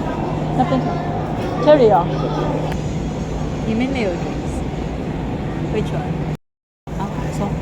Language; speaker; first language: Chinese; non-native, fluent; Filipino